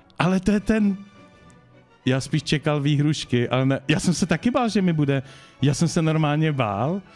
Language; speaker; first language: Czech; native; Czech